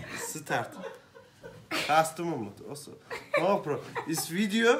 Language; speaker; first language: English; non-native, learner; Turkish